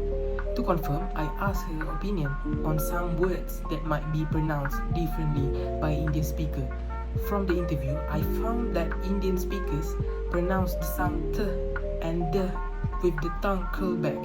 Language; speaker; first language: English; non-native, local second language; Malay